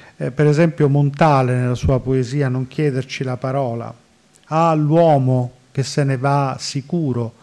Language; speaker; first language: Italian; native; Italian